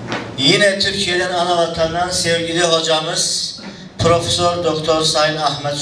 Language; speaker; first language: Turkish; native; Turkish